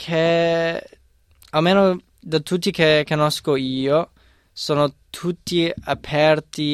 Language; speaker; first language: Italian; non-native, fluent; English